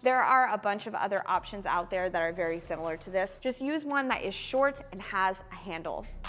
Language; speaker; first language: English; native; English